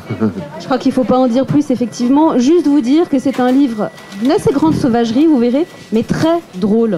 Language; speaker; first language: French; native; French